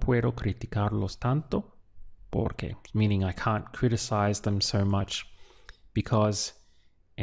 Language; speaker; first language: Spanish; non-native, fluent; English